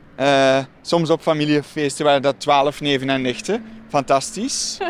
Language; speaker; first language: Dutch; native; Dutch